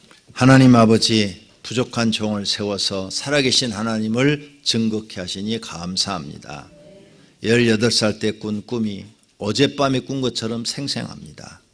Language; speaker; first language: Korean; native; Korean